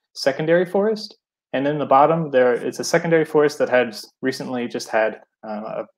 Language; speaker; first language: English; native; English